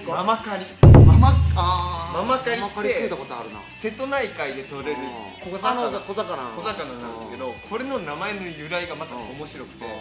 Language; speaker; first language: Japanese; native; Japanese